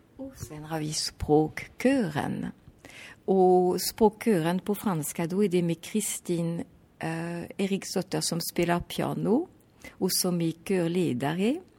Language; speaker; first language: Swedish; non-native, fluent; French